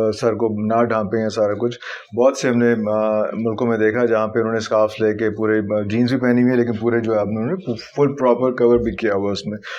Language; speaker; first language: Urdu; native; Urdu